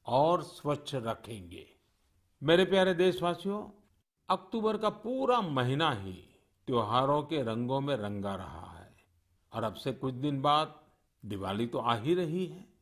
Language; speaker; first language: Hindi; non-native, local second language; Gujarati